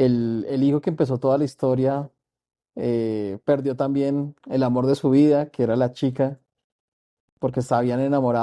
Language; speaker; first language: Spanish; native; Spanish